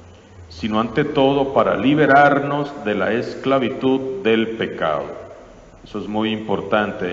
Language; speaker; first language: Spanish; native; Spanish